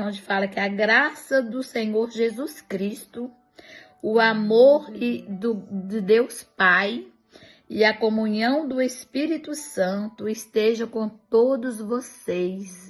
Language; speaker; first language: Portuguese; native; Portuguese